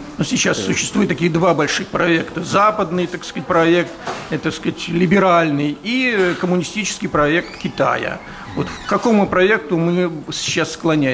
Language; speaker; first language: Russian; native; Russian